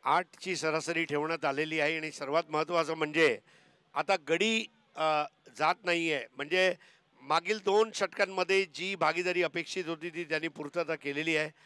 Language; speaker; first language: Marathi; native; Marathi